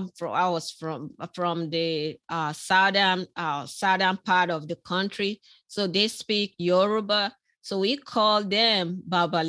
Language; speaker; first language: English; non-native, local second language; Yoruba